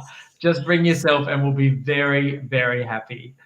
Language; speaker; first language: English; native; English